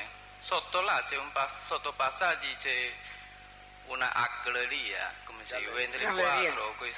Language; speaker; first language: Italian; non-native, learner; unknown